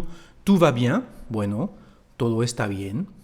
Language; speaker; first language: Spanish; non-native, fluent; French